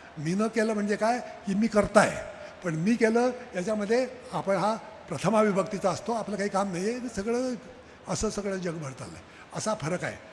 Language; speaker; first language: Marathi; native; Marathi